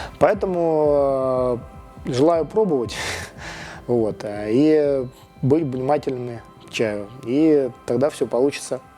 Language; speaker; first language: Russian; native; Russian